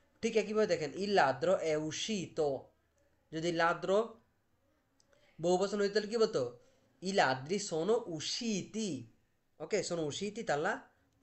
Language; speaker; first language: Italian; non-native, fluent; Bangla